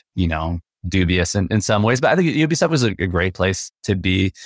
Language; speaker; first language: English; non-native, fluent; French